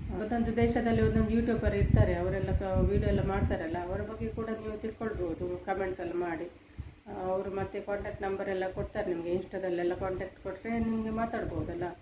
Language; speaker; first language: Kannada; non-native, local second language; Tulu